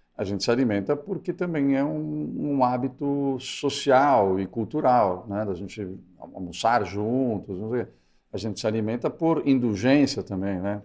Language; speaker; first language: Portuguese; early bilingual, other home language; Spanish